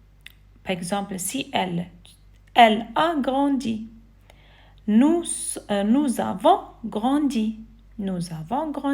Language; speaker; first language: French; non-native, fluent; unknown